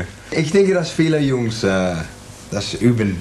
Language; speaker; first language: German; non-native, learner; Dutch